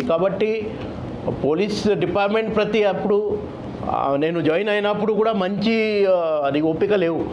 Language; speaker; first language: Telugu; non-native, fluent; Marathi